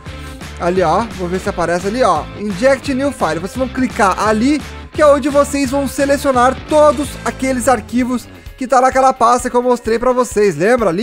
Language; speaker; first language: Portuguese; native; Portuguese